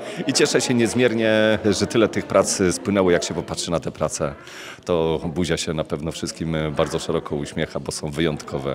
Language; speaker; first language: Polish; native; Polish